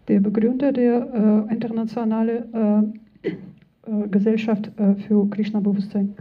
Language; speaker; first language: German; non-native, fluent; Russian